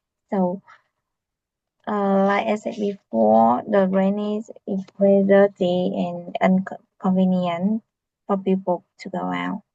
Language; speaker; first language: English; non-native, learner; Vietnamese